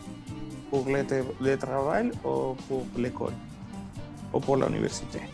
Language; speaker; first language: French; non-native, learner; Spanish